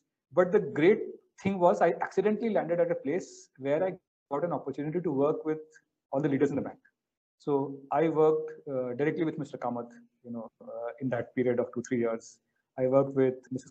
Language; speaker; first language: English; non-native, local second language; Hindi